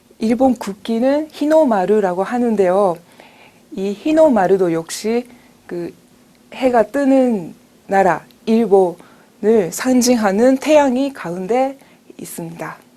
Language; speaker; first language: Korean; non-native, fluent; Japanese